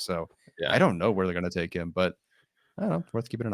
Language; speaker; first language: English; native; English